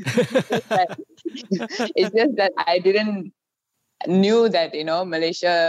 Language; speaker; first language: English; non-native, local second language; Tamil